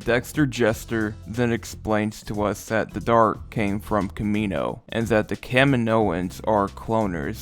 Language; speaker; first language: English; native; English